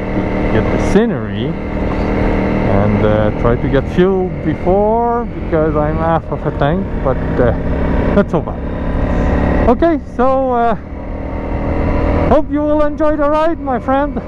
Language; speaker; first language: English; non-native, learner; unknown